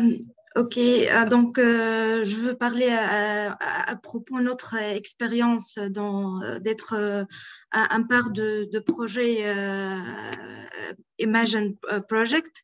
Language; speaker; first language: French; non-native, local second language; Arabic